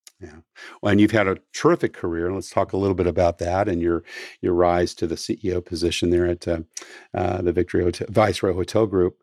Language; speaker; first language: English; native; English